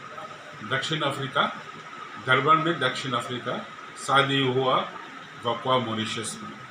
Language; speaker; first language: Hindi; non-native, learner; English